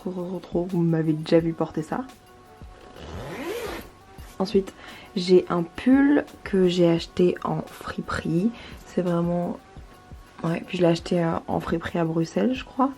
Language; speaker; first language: French; native; French